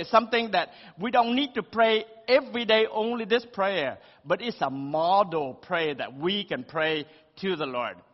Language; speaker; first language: English; early bilingual, other home language; Vietnamese